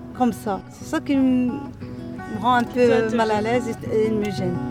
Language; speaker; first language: French; non-native, local second language; Arabic